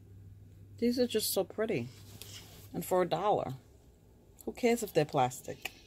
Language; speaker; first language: English; native; English